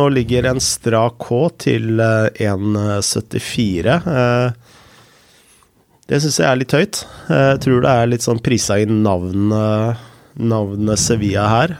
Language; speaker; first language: Norwegian; native; Norwegian